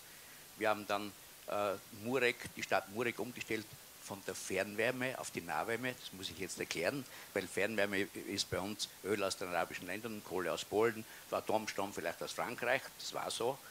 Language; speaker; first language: German; native; German